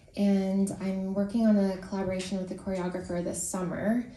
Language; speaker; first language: English; native; English